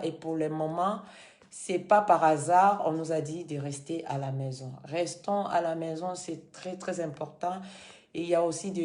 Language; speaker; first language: French; non-native, fluent; Lingala